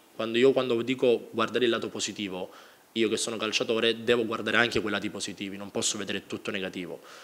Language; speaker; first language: Italian; native; Italian